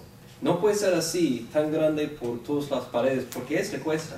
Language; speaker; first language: Spanish; non-native, fluent; English